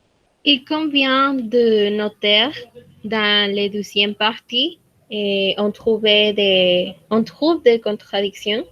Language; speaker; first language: French; non-native, learner; Spanish